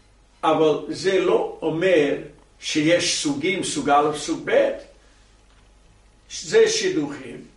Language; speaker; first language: Hebrew; non-native, fluent; English